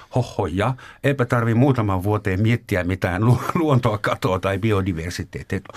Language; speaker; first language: Finnish; native; Finnish